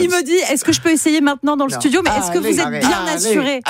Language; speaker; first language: French; native; French